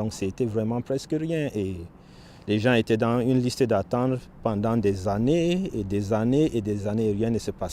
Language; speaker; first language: French; non-native, local second language; Wolof